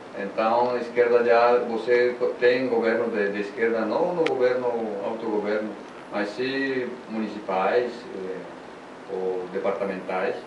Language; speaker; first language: Portuguese; non-native, learner; Spanish